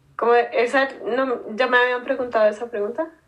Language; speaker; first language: Spanish; native; Spanish